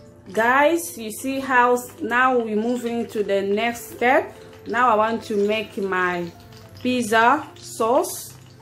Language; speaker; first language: English; non-native, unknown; Lingala